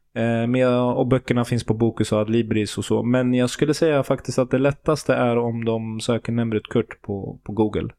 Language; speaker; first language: Swedish; early bilingual, other home language; Turoyo